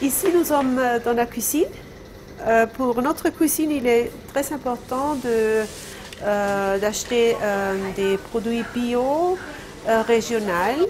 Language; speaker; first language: French; non-native, fluent; German